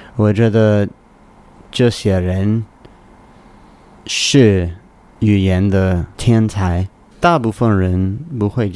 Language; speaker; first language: Chinese; non-native, learner; English